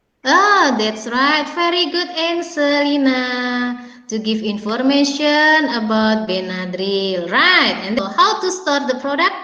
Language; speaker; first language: English; non-native, learner; Indonesian